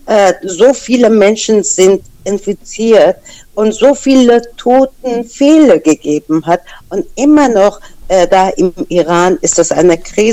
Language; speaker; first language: German; non-native, fluent; Persian